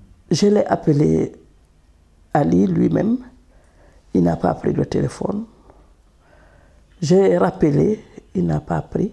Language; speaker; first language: French; non-native, local second language; Fula